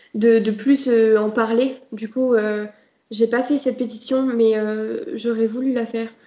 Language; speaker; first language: French; native; French